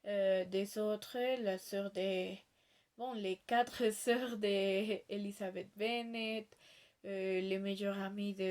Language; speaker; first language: French; non-native, learner; Spanish